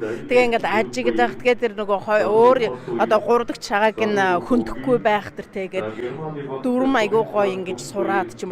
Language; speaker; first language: Mongolian; native; Mongolian